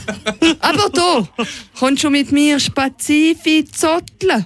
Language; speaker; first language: German; non-native, local second language; French